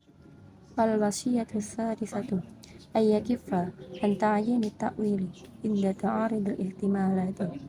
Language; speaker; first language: Arabic; non-native, learner; Indonesian